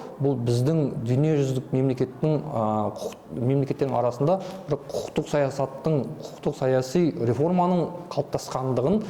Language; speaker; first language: Kazakh; native; Kazakh